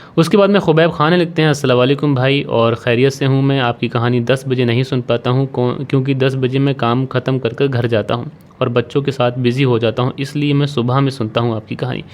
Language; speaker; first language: Hindi; native; Hindi